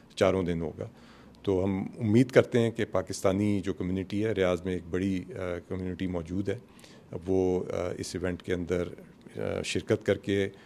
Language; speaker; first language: Urdu; native; Urdu